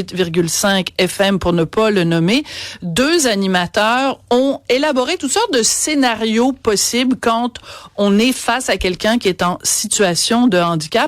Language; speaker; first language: French; native; French